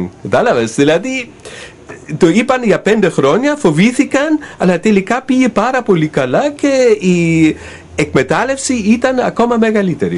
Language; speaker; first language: Greek; non-native, fluent; German